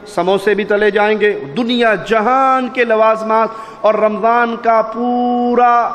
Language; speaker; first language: Urdu; non-native, local second language; Punjabi